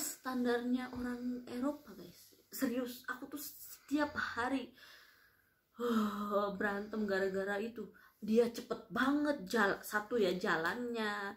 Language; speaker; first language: Indonesian; non-native, local second language; Javanese